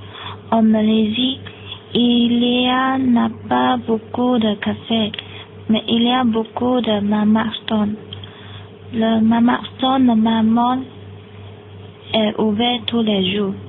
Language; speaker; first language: French; non-native, learner; Malay